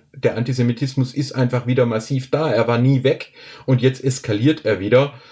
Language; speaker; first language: German; native; German